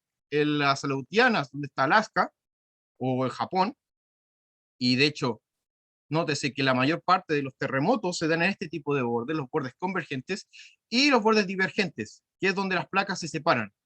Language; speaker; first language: Spanish; native; Spanish